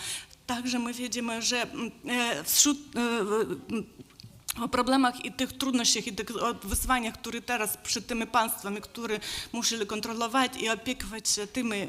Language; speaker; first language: Polish; non-native, learner; Ukrainian